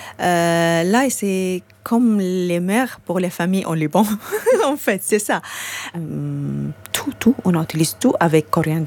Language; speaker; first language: French; non-native, learner; Arabic